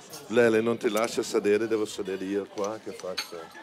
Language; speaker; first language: Italian; non-native, fluent; English